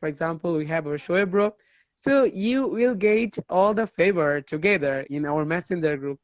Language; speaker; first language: English; non-native, fluent; Bangla